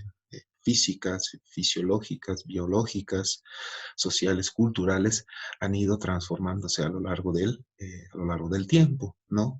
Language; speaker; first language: Spanish; native; Spanish